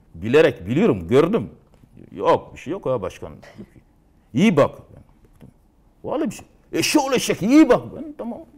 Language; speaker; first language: Turkish; non-native, learner; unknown